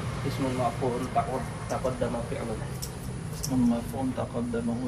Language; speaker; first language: Arabic; non-native, learner; Indonesian